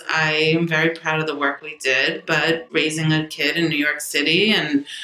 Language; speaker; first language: English; native; English